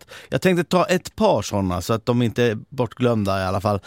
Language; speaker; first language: Swedish; native; Swedish